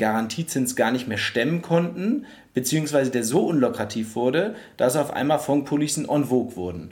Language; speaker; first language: German; native; German